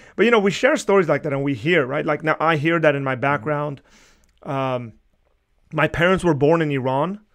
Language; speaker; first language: English; early bilingual, other home language; Armenian